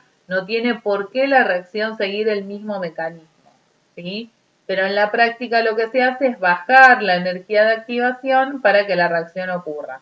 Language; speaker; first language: Spanish; native; Spanish